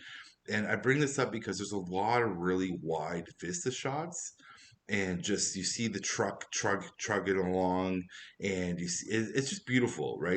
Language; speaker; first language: English; native; English